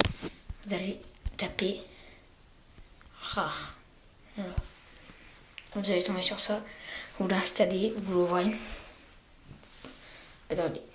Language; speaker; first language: French; native; French